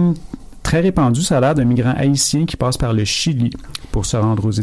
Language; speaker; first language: French; native; French